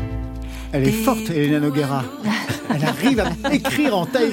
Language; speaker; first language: French; native; French